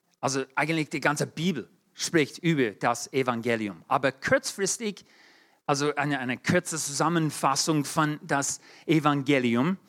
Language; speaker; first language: German; non-native, fluent; English